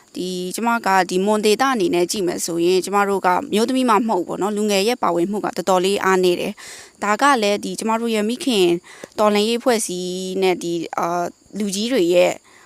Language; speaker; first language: Burmese; non-native, local second language; Mon